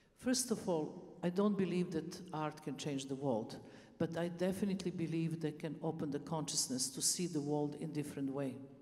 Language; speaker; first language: English; non-native, fluent; Serbian